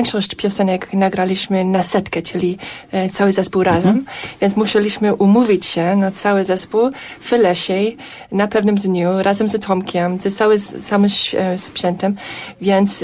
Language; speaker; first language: Polish; non-native, fluent; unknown